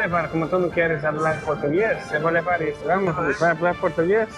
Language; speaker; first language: Spanish; non-native, learner; Portuguese